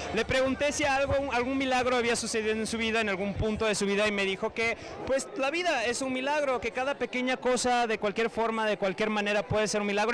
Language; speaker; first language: Spanish; native; Spanish